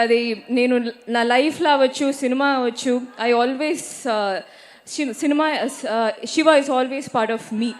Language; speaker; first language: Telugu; non-native, learner; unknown